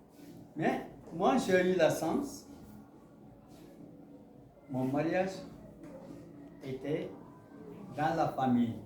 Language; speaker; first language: French; non-native, local second language; Mandingo